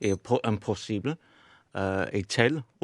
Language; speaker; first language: French; non-native, fluent; English